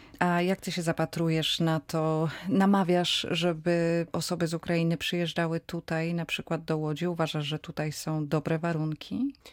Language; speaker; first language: Polish; native; Polish